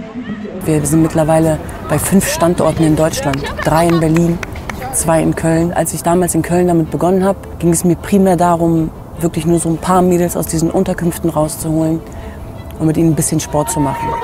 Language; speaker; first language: German; native; German